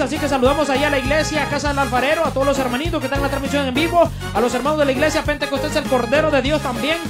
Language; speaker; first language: Spanish; native; Spanish